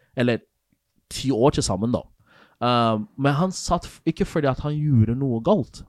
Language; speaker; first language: Norwegian; non-native, fluent; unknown